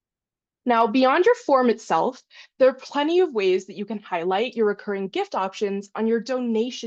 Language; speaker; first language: English; native; English